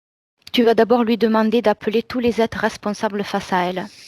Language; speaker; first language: French; native; French